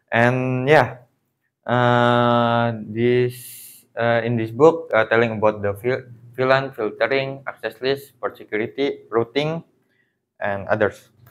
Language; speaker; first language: English; non-native, learner; Indonesian